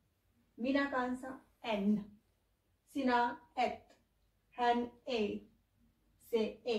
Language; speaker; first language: Finnish; non-native, learner; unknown